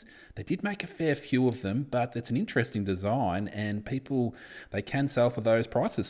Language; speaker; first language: English; native; English